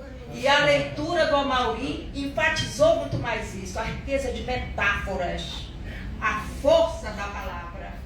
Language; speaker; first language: Portuguese; native; Portuguese